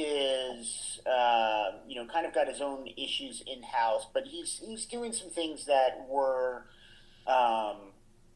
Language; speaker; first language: English; native; English